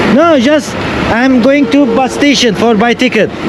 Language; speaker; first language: English; non-native, learner; Turkish